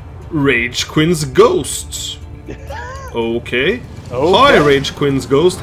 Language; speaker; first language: English; non-native, fluent; Norwegian